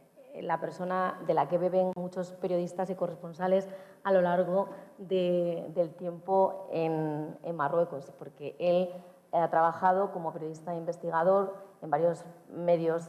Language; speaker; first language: Spanish; native; Spanish